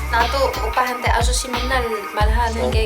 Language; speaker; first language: Korean; non-native, learner; Arabic